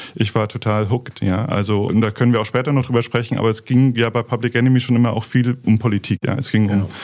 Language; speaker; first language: German; native; German